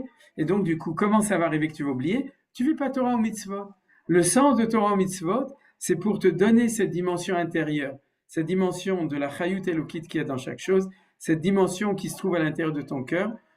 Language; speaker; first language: French; native; French